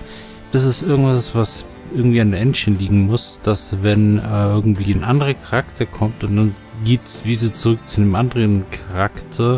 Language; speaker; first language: German; native; German